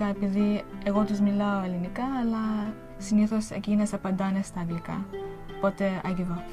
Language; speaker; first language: Greek; early bilingual, heritage; Greek